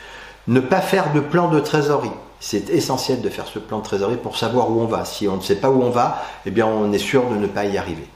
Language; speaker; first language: French; native; French